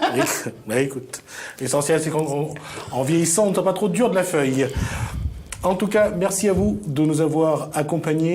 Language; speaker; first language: French; native; French